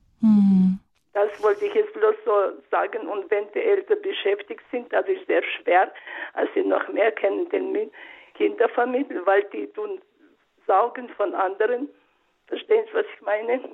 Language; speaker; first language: German; non-native, learner; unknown